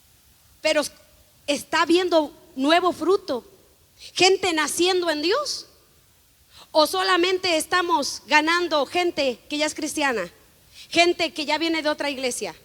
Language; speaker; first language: Spanish; native; Spanish